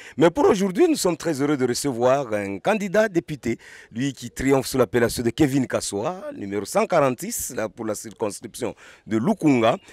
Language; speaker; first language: French; non-native, local second language; Lingala